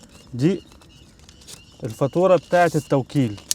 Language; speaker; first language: Arabic; native; Arabic